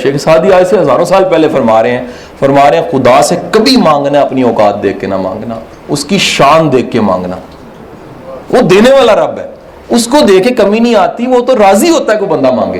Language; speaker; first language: Urdu; native; Urdu